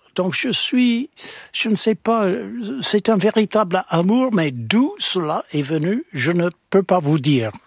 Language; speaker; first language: French; non-native, fluent; English